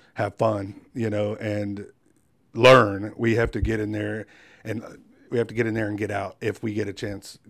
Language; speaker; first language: English; native; English